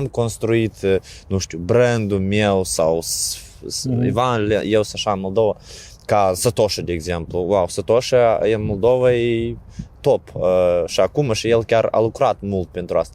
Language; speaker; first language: Romanian; non-native, learner; Ukrainian